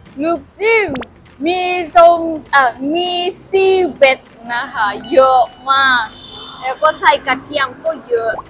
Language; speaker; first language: Thai; non-native, fluent; Japanese